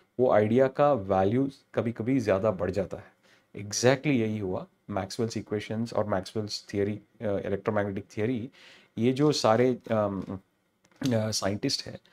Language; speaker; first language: Hindi; non-native, local second language; Telugu